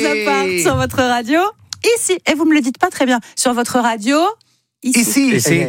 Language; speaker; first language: French; native; French